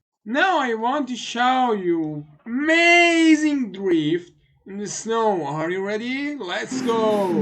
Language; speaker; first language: English; non-native, learner; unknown